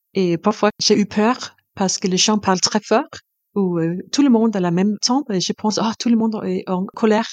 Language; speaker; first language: French; non-native, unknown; Danish